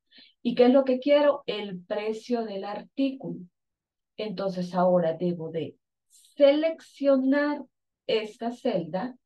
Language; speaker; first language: Spanish; native; Spanish